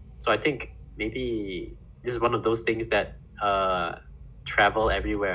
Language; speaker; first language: English; non-native, fluent; Indonesian